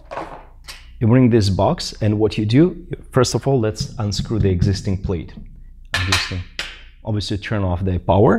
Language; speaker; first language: English; non-native, fluent; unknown